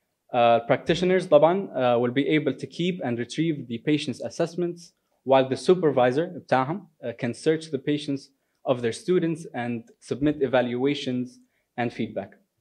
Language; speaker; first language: English; non-native, fluent; Arabic